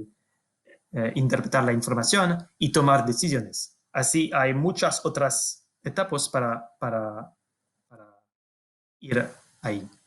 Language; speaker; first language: Spanish; non-native, fluent; French